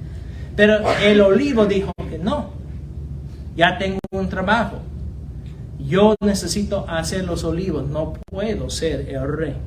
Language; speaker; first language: Spanish; non-native, fluent; English